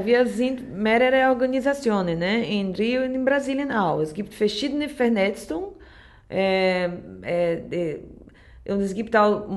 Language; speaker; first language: German; non-native, learner; Portuguese